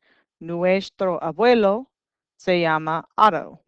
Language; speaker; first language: Spanish; non-native, fluent; English